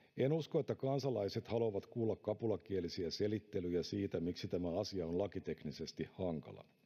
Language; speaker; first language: Finnish; native; Finnish